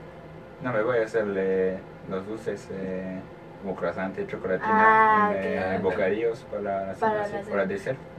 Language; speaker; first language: Spanish; non-native, learner; French